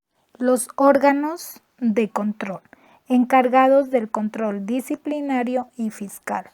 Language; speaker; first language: Spanish; native; Spanish